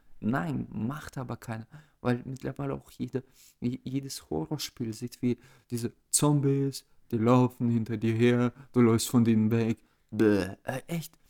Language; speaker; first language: German; early bilingual, other home language; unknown